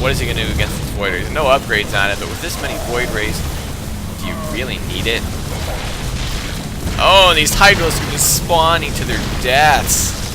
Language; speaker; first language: English; native; English